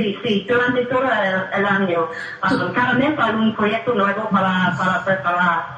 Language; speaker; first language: Spanish; non-native, fluent; English